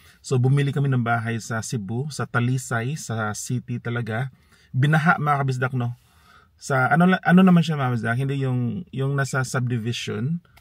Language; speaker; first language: Filipino; non-native, local second language; Cebuano